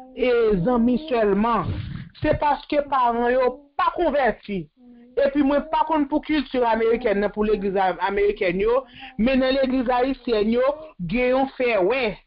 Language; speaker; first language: French; native; French